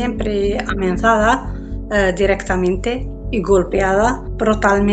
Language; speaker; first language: Spanish; non-native, learner; Arabic